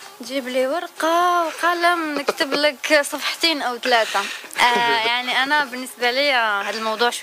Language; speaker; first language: Arabic; native; Arabic